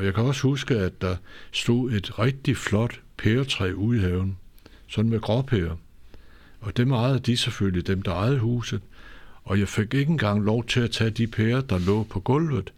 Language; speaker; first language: Danish; native; Danish